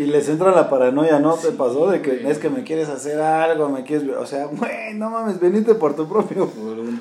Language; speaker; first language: Spanish; native; Spanish